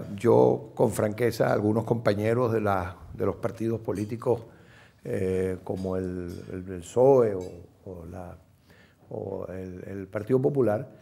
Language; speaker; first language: Spanish; native; Spanish